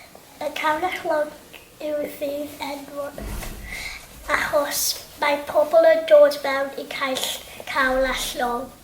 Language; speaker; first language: Welsh; non-native, local second language; English